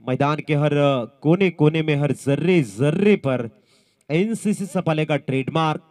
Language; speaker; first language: Hindi; non-native, local second language; Marathi